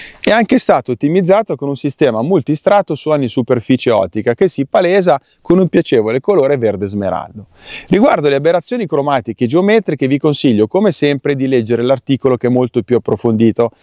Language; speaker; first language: Italian; native; Italian